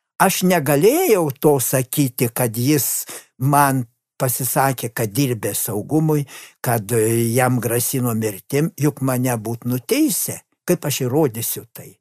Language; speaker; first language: Lithuanian; native; Lithuanian